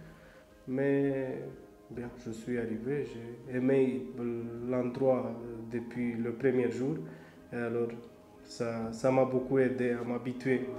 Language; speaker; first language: French; non-native, learner; Romanian